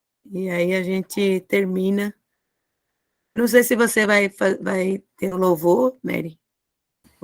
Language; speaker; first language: Portuguese; native; Portuguese